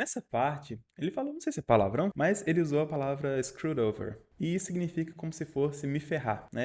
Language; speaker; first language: Portuguese; native; Portuguese